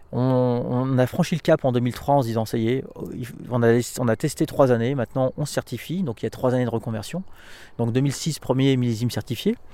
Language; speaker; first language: French; native; French